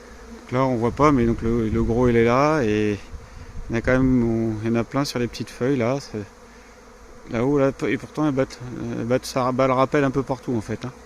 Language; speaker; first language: French; native; French